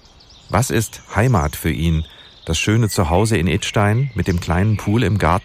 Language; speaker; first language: German; native; German